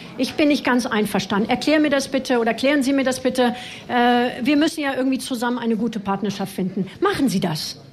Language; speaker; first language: German; non-native, fluent; French